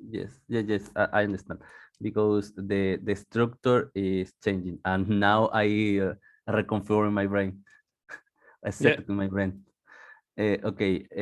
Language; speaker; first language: English; non-native, learner; Spanish